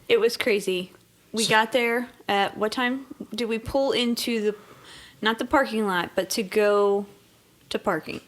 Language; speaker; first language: English; native; English